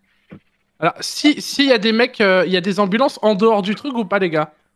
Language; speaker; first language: French; native; French